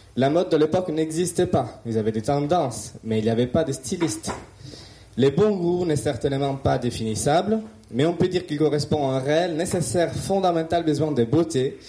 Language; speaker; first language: French; non-native, fluent; Italian